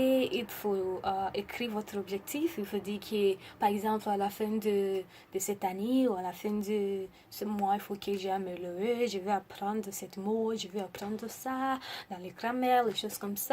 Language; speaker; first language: French; non-native, learner; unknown